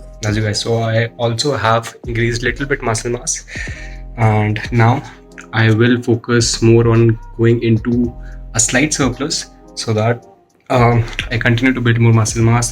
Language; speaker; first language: English; non-native, local second language; Hindi